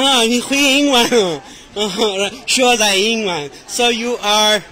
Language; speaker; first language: Chinese; non-native, learner; Pashto